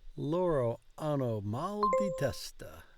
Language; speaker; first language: Italian; non-native, learner; English